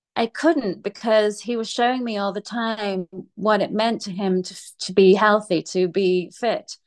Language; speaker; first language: English; native; English